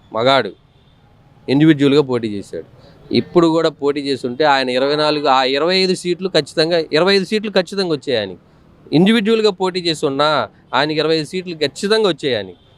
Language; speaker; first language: Telugu; native; Telugu